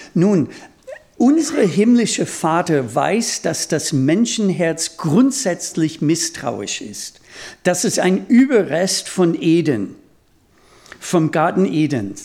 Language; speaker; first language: German; non-native, fluent; English